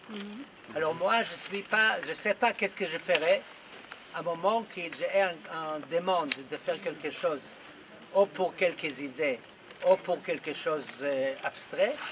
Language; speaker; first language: French; non-native, fluent; Hebrew